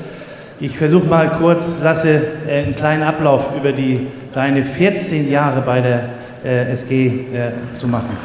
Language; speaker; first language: German; native; German